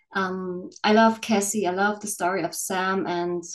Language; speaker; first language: English; non-native, fluent; German